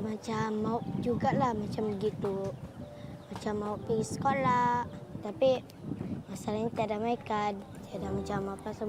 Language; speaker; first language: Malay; early bilingual, other home language; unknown